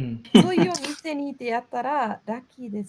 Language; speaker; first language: Japanese; non-native, learner; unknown